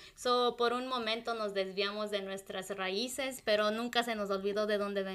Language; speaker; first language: Spanish; non-native, local second language; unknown